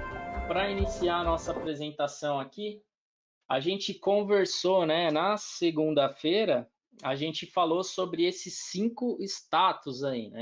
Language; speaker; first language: Portuguese; native; Portuguese